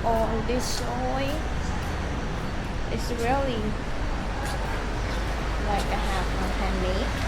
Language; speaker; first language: English; non-native, learner; Thai